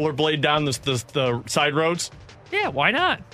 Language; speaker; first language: English; native; English